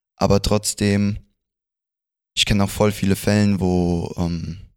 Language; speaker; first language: German; early bilingual, other home language; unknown